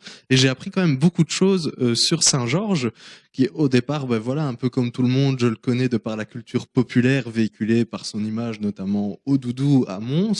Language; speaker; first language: French; native; French